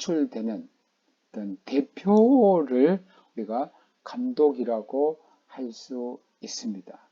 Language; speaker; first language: Korean; native; Korean